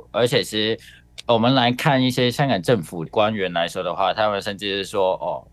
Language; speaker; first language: Chinese; non-native, local second language; Cantonese